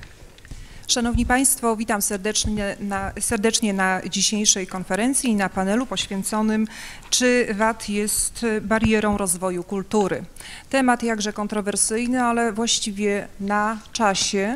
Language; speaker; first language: Polish; native; Polish